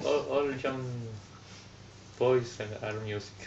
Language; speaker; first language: English; non-native, learner; German